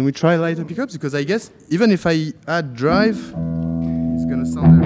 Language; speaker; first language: English; non-native, fluent; French